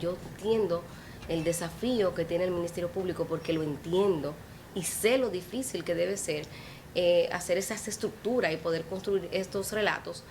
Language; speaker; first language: Spanish; native; Spanish